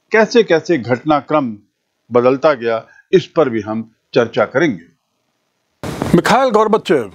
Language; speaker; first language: Hindi; native; Hindi